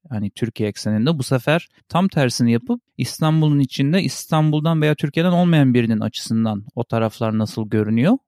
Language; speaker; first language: Turkish; native; Turkish